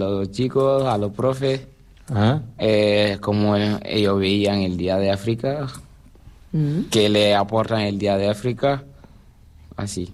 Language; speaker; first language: Spanish; non-native, fluent; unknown